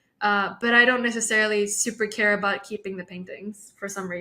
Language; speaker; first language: English; non-native, fluent; Swedish